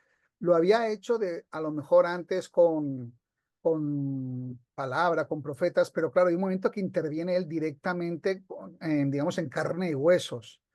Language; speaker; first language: Spanish; native; Spanish